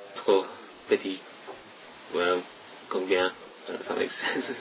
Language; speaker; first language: French; non-native, learner; English